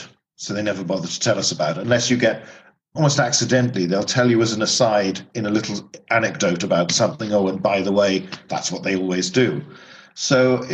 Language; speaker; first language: English; native; English